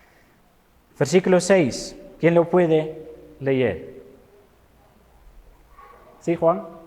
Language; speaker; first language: Spanish; non-native, fluent; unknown